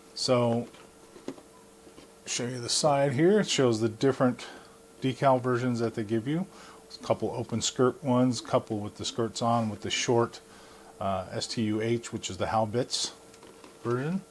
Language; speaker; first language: English; native; English